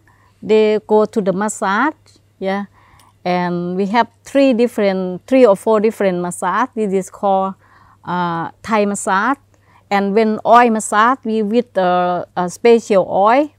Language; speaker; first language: English; non-native, learner; Thai